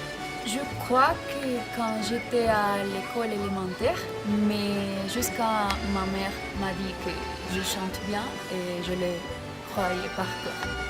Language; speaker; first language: French; non-native, learner; Spanish